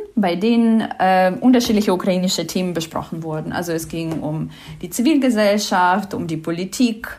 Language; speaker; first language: German; non-native, fluent; Ukrainian